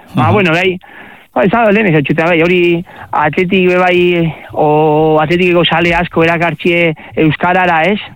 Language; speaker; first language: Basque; native; Basque